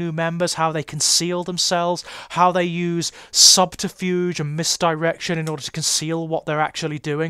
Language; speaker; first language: English; native; English